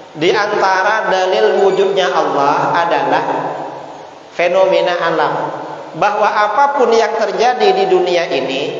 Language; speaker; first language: Indonesian; non-native, local second language; Madurese